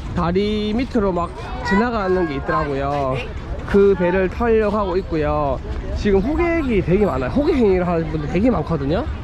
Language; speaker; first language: Korean; native; Korean